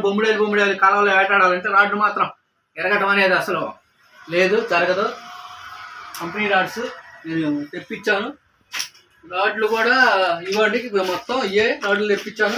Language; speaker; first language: Telugu; native; Telugu